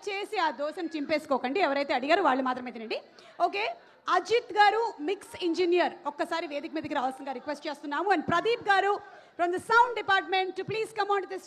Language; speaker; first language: Telugu; native; Telugu